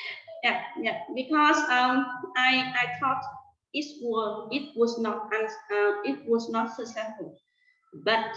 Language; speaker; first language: English; non-native, fluent; Vietnamese